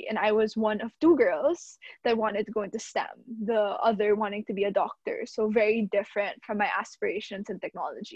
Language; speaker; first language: English; non-native, local second language; Filipino